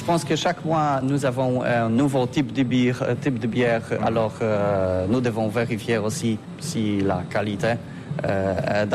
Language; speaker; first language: French; non-native, fluent; Polish